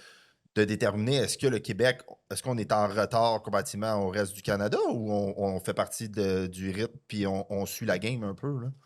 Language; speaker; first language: French; native; French